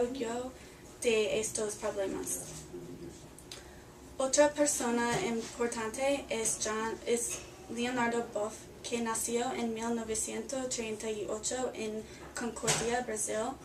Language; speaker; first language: Spanish; non-native, learner; English